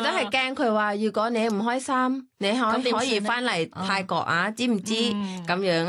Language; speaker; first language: Cantonese; non-native, learner; Thai